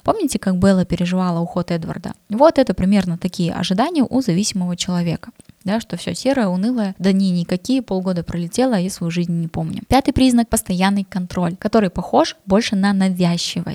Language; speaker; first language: Russian; native; Russian